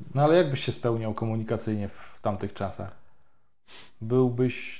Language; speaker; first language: Polish; native; Polish